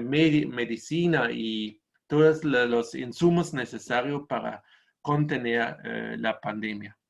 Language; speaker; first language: Spanish; non-native, fluent; German